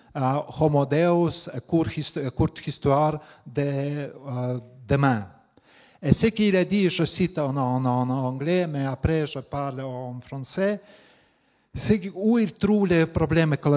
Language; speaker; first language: French; non-native, fluent; Latvian